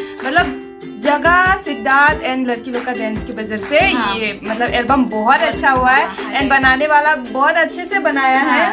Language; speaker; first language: Hindi; non-native, local second language; Bodo